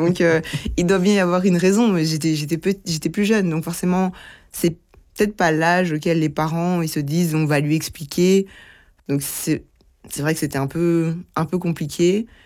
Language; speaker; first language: French; early bilingual, other home language; Lingala